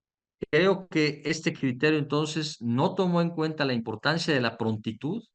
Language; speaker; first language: Spanish; native; Spanish